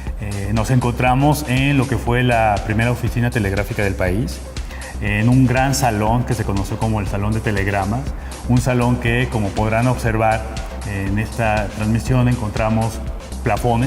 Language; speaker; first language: Spanish; native; Spanish